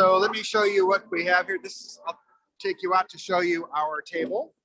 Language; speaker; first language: English; native; English